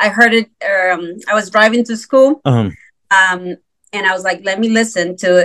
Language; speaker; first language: English; non-native, fluent; Spanish